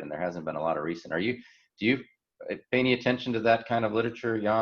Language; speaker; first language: English; native; English